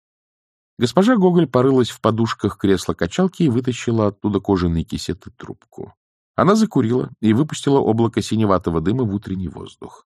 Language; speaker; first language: Russian; native; Russian